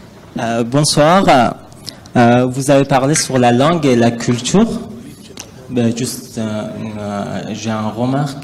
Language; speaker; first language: French; non-native, learner; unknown